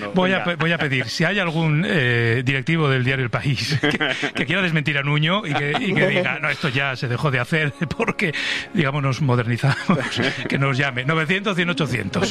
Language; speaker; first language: Spanish; native; Spanish